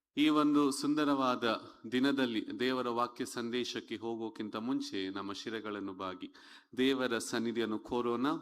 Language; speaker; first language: Kannada; non-native, local second language; Telugu